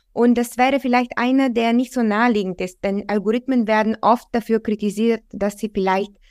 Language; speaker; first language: German; non-native, fluent; Bulgarian